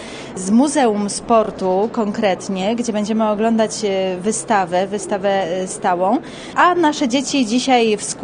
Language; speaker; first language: Polish; native; Polish